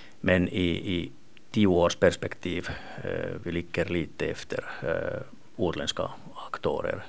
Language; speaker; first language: Swedish; non-native, local second language; Finnish